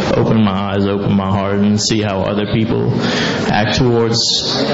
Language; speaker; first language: English; native; English